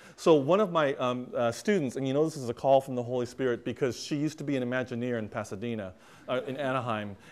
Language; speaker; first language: English; native; English